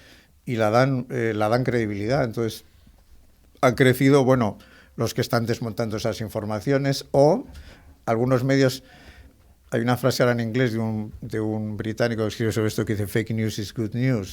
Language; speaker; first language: Spanish; native; Spanish